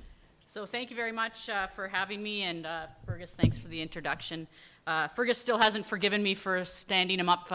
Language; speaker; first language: English; native; English